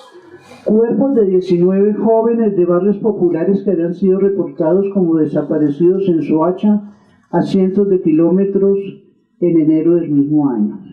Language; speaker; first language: Spanish; native; Spanish